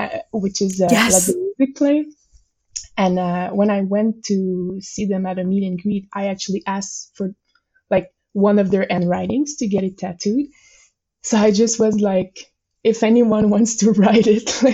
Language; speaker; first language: English; non-native, fluent; French